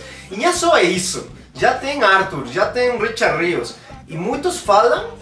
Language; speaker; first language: Portuguese; non-native, fluent; Spanish